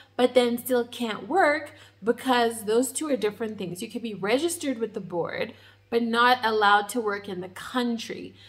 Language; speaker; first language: English; native; English